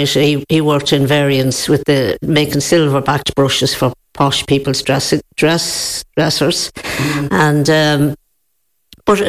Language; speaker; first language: English; native; English